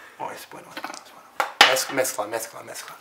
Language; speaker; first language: Spanish; non-native, learner; English